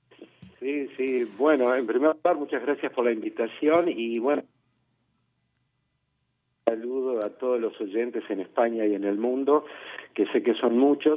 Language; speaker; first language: Spanish; native; Spanish